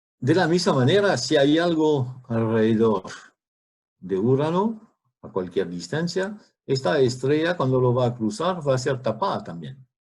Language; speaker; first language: Spanish; non-native, fluent; French